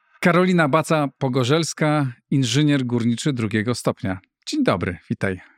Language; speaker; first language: Polish; native; Polish